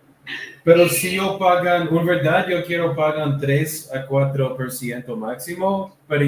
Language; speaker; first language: Spanish; non-native, learner; English